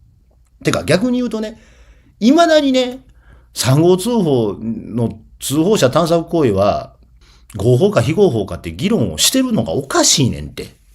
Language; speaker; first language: Japanese; native; Japanese